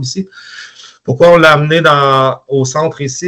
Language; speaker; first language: French; native; French